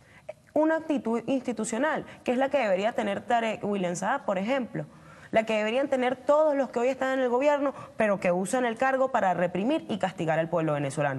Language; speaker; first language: Spanish; native; Spanish